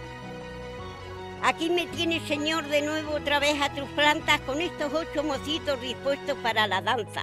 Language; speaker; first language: Spanish; native; Spanish